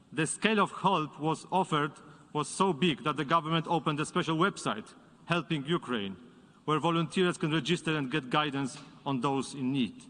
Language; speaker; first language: English; non-native, fluent; Polish